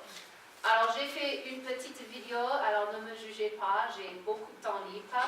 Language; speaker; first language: French; non-native, fluent; English